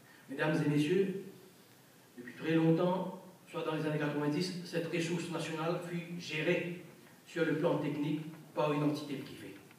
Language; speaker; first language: French; non-native, local second language; Morisyen